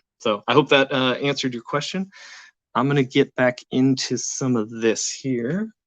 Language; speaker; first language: English; native; English